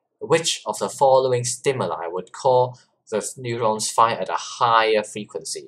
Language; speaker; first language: English; non-native, local second language; Cantonese